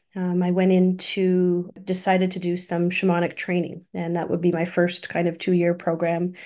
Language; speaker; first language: English; native; English